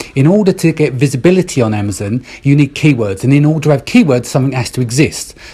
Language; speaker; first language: English; native; English